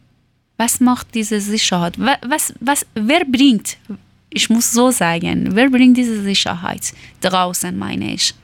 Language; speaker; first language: German; non-native, learner; Persian